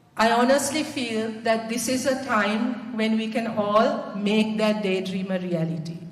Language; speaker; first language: English; non-native, local second language; Sinhala